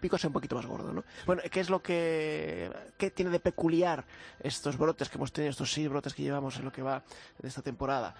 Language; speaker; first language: Spanish; native; Spanish